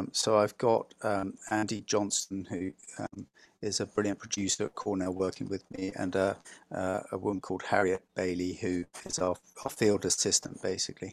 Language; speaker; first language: English; native; English